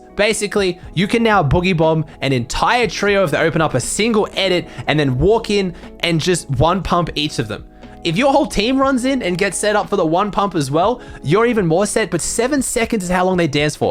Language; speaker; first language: English; native; English